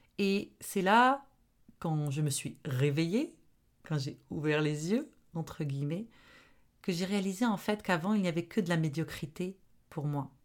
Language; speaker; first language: French; non-native, local second language; Arabic